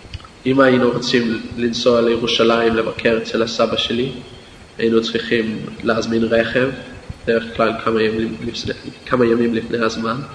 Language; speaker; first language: Hebrew; non-native, fluent; English